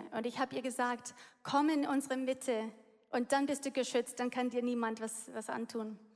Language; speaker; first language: German; non-native, fluent; English